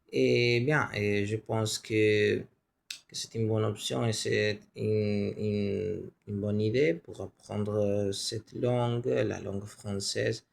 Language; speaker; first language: French; non-native, learner; Spanish